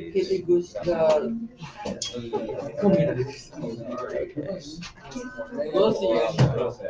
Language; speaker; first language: Spanish; non-native, learner; English